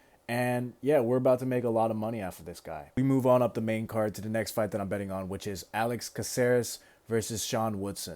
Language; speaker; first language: English; native; English